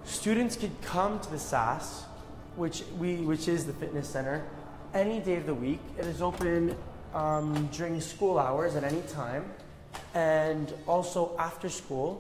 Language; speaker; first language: English; native; English